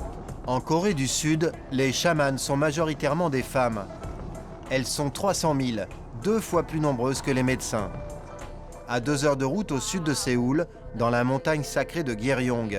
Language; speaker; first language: French; native; French